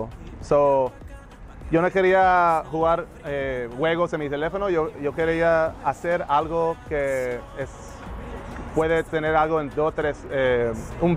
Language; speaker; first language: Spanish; non-native, learner; English